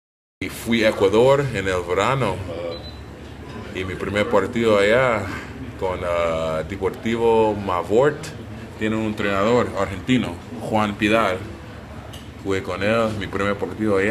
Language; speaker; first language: Spanish; non-native, learner; English